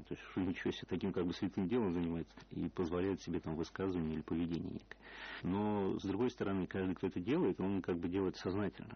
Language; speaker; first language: Russian; native; Russian